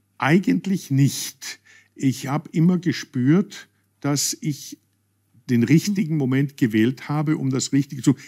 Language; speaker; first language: German; native; German